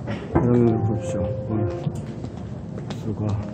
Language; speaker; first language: Korean; native; Korean